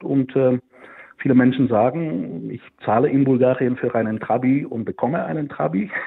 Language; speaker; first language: German; non-native, fluent; Bulgarian